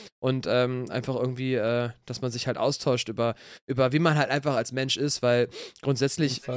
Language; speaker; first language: German; native; German